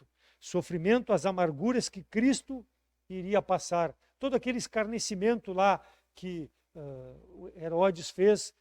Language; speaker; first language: Portuguese; native; Portuguese